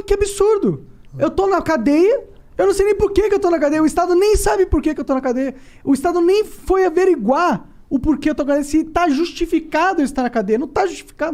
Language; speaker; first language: Portuguese; native; Portuguese